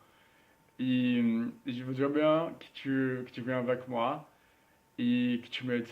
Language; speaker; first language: French; non-native, learner; Spanish